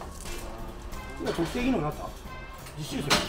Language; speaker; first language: Japanese; native; Japanese